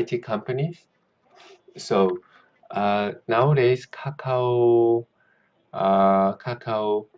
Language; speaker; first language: English; non-native, learner; Korean